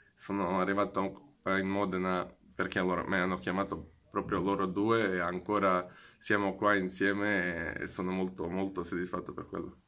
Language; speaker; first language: Italian; non-native, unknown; Serbian